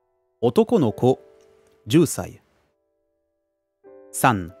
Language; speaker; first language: Japanese; non-native, learner; French